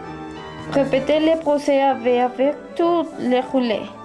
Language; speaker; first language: French; non-native, learner; Spanish